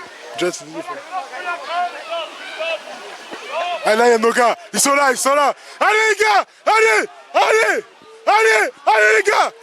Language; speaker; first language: French; native; French